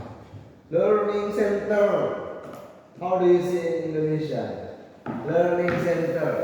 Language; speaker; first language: English; non-native, local second language; Indonesian